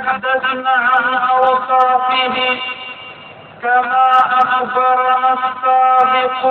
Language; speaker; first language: Arabic; native; Arabic